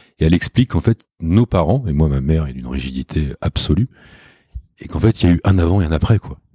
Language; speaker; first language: French; native; French